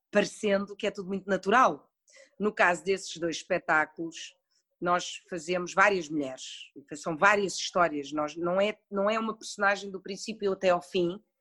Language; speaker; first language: Portuguese; native; Portuguese